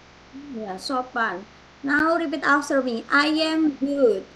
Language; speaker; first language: English; non-native, fluent; Indonesian